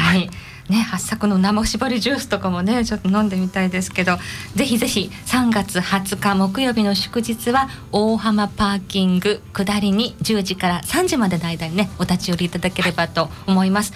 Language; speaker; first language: Japanese; native; Japanese